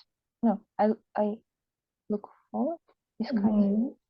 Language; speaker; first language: English; non-native, learner; Russian